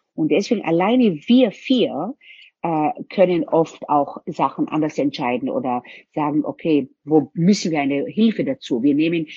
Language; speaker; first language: German; non-native, fluent; Hebrew